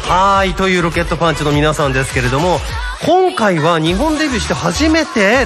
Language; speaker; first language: Japanese; native; Japanese